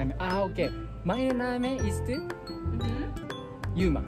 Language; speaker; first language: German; non-native, learner; Japanese